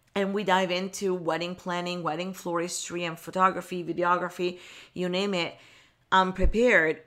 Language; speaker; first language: English; non-native, fluent; Italian